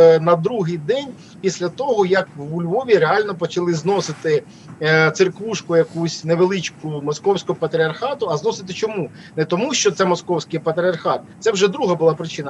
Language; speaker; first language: Ukrainian; native; Ukrainian